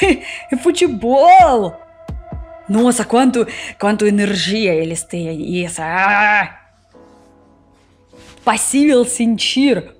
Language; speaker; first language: Portuguese; non-native, learner; Russian